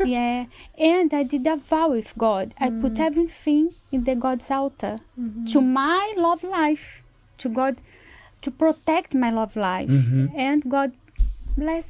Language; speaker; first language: English; non-native, learner; Portuguese